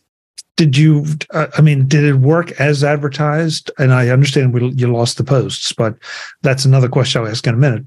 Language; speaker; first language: English; native; English